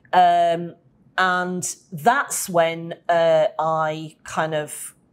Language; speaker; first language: English; native; English